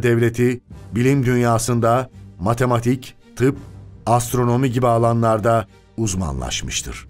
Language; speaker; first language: Turkish; native; Turkish